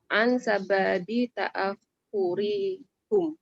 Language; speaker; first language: Arabic; non-native, learner; Indonesian